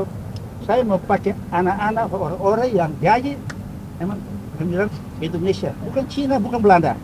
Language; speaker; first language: Indonesian; early bilingual, heritage; Indonesian